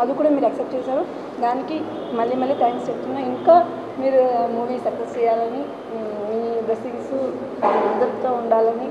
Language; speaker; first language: Telugu; non-native, fluent; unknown